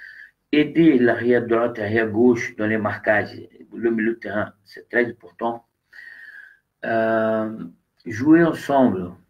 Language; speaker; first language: French; non-native, learner; Portuguese